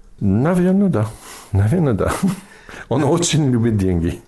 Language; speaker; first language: Russian; non-native, fluent; English